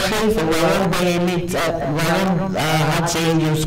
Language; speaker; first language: Dutch; non-native, learner; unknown